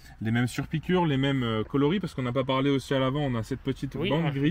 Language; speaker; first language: French; native; French